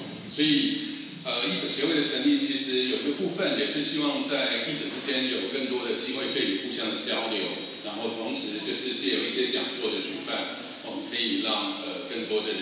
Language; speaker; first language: Chinese; native; Chinese